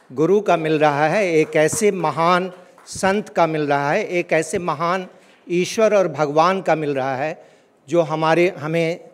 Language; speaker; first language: Hindi; native; Hindi